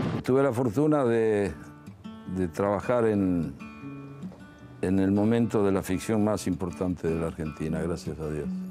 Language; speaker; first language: Spanish; early bilingual, other home language; Italian